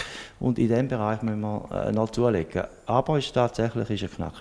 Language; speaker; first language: German; native; German